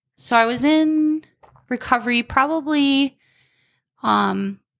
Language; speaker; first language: English; native; English